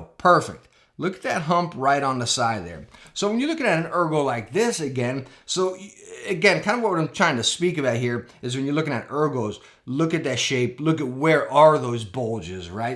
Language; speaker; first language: English; native; English